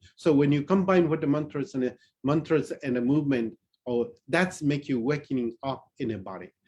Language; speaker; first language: English; non-native, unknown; Newari